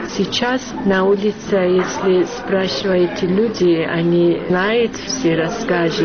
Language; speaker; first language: Russian; non-native, learner; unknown